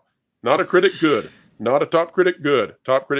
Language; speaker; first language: English; native; English